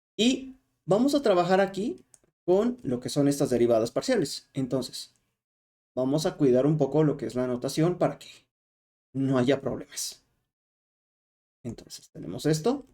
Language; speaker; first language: Spanish; native; Spanish